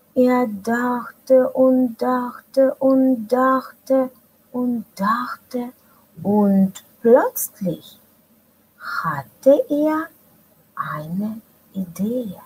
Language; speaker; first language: German; non-native, fluent; Russian